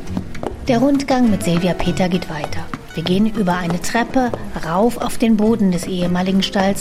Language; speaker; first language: German; native; German